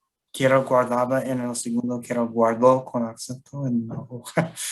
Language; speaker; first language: Spanish; non-native, learner; English